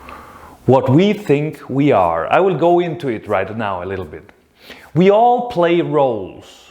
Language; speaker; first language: English; non-native, fluent; German